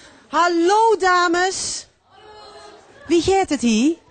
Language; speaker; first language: Dutch; native; Dutch